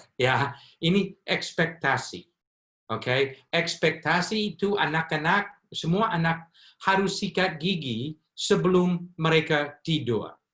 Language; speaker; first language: Indonesian; non-native, fluent; English